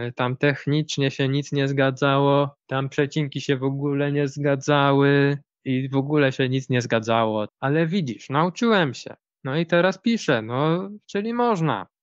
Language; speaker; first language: Polish; native; Polish